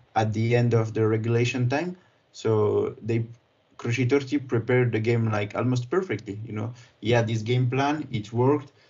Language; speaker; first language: English; non-native, fluent; French